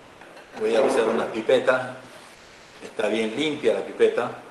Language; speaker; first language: Spanish; native; Spanish